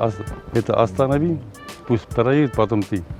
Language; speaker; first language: Russian; non-native, local second language; Kyrgyz